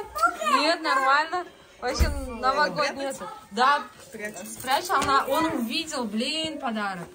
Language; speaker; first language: Russian; non-native, local second language; Kazakh